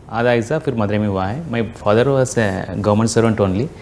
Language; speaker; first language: Hindi; non-native, local second language; Tamil